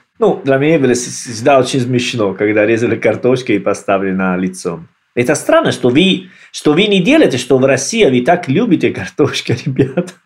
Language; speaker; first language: Russian; non-native, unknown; Italian